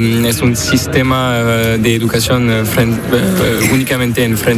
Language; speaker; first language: Spanish; non-native, learner; French